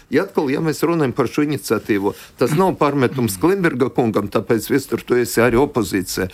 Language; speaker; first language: Latvian; non-native, local second language; Russian